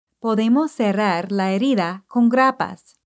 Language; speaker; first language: Spanish; non-native, fluent; English